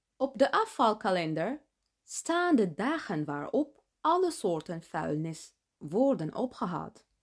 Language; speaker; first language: Dutch; non-native, fluent; Arabic